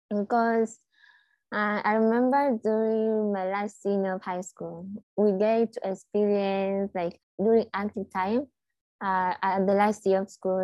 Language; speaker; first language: English; non-native, local second language; Swahili